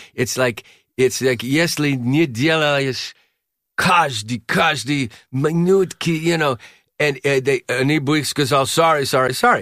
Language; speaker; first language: Russian; non-native, learner; English